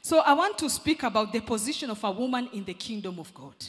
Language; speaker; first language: English; non-native, local second language; Swahili